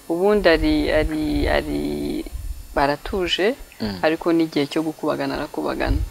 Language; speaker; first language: Kinyarwanda; native; Kinyarwanda